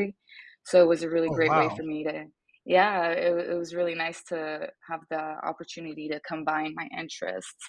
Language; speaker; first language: English; non-native, fluent; French